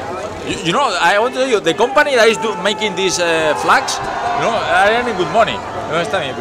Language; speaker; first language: English; non-native, learner; Spanish